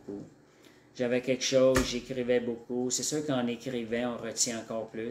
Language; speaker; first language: French; native; French